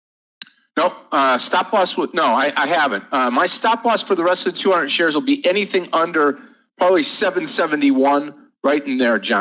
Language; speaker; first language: English; native; English